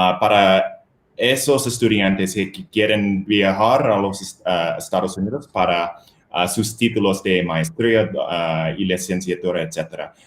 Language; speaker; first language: Spanish; non-native, fluent; English